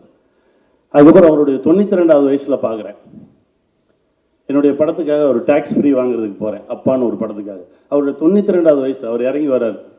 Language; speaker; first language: Tamil; native; Tamil